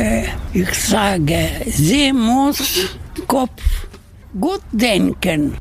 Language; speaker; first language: German; non-native, learner; Russian